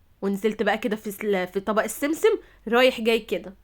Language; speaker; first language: Arabic; native; Arabic